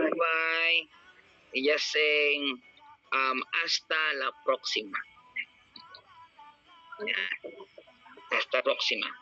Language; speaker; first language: Spanish; non-native, learner; Filipino